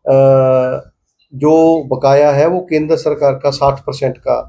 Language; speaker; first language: Hindi; non-native, local second language; Punjabi